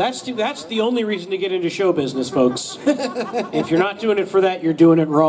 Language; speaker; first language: English; native; English